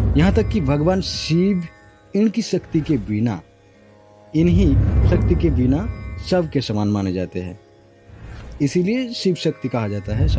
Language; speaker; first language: Hindi; non-native, local second language; Bangla